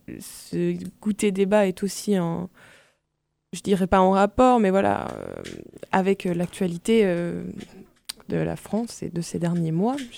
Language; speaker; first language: French; native; French